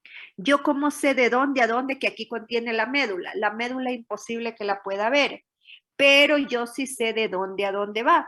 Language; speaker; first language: Spanish; native; Spanish